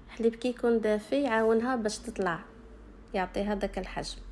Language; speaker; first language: Arabic; native; Arabic